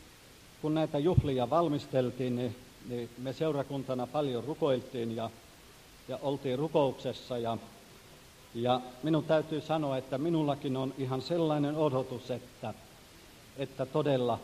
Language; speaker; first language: Finnish; native; Finnish